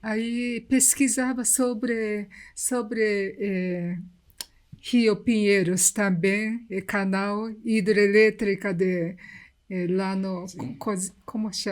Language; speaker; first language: Portuguese; non-native, learner; Japanese